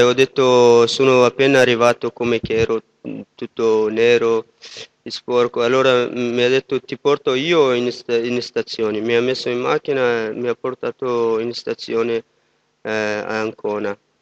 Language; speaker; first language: Italian; non-native, fluent; Persian